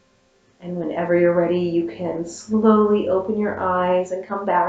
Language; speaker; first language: English; native; English